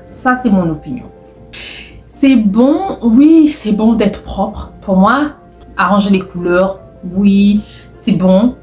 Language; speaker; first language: French; non-native, local second language; Lingala